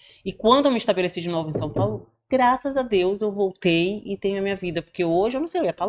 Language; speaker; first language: Portuguese; native; Portuguese